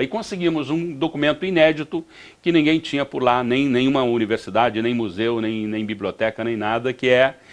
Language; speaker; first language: Portuguese; native; Portuguese